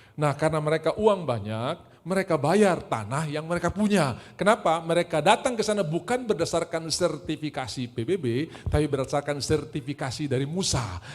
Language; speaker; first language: Indonesian; native; Indonesian